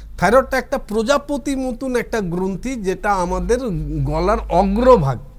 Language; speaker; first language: Bangla; non-native, local second language; Hindi